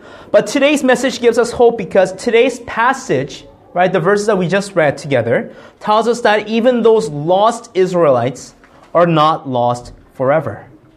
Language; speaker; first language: English; early bilingual, other home language; Korean